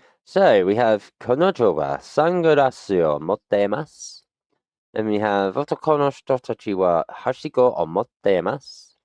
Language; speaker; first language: Japanese; non-native, learner; English